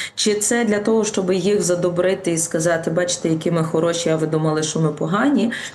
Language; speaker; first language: Ukrainian; native; Ukrainian